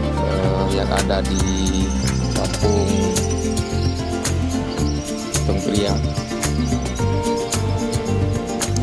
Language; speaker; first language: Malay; non-native, local second language; Achinese